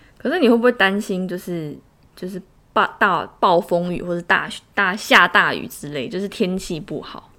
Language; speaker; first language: Chinese; native; Chinese